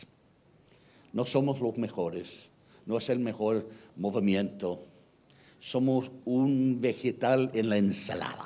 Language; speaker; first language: Spanish; non-native, fluent; English